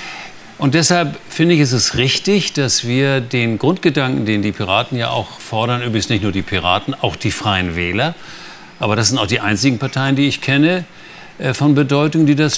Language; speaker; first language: German; native; German